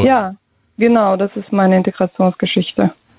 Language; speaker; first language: German; early bilingual, other home language; Russian